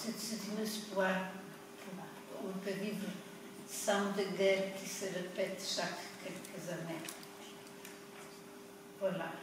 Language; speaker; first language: French; non-native, fluent; Polish